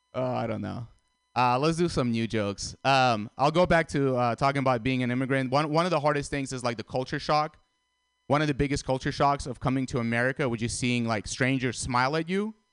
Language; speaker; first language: English; early bilingual, other home language; Russian